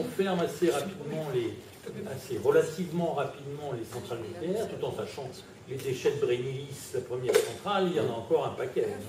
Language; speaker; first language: French; native; French